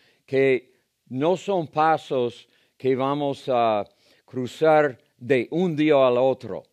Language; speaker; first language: Spanish; non-native, fluent; English